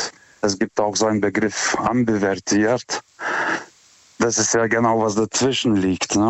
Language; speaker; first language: German; native; German